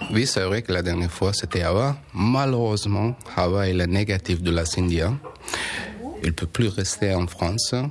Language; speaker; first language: French; non-native, learner; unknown